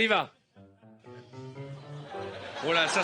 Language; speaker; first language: French; native; French